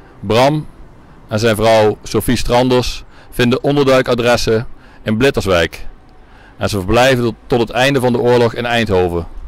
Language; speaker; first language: Dutch; native; Dutch